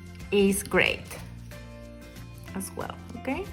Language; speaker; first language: English; non-native, learner; Spanish